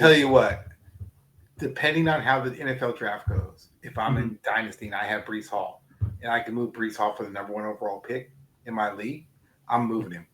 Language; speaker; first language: English; native; English